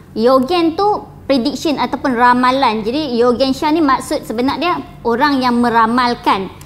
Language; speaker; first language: Malay; native; Malay